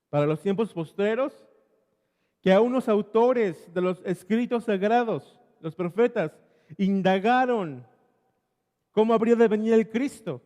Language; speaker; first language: Spanish; native; Spanish